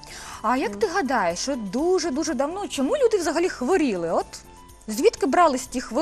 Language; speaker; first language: Ukrainian; native; Ukrainian